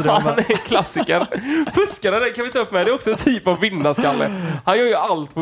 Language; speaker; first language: Swedish; native; Swedish